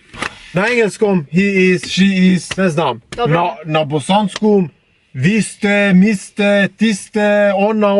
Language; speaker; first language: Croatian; non-native, learner; Albanian